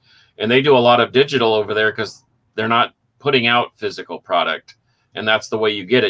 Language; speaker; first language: English; native; English